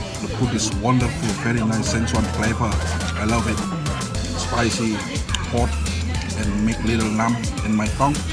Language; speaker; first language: English; non-native, learner; Indonesian